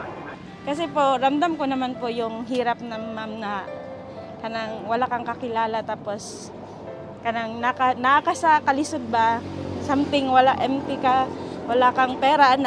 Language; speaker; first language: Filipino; non-native, local second language; Cebuano